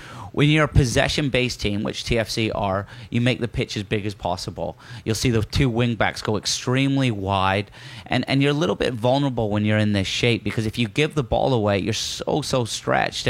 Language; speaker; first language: English; native; English